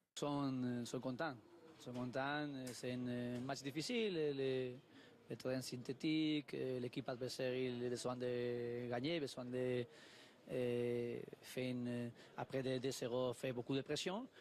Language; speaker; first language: French; non-native, learner; Spanish